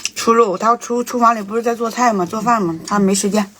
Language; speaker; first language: Chinese; native; Chinese